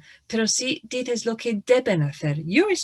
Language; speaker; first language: Spanish; non-native, fluent; English